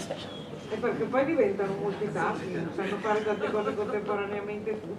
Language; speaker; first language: Italian; native; Italian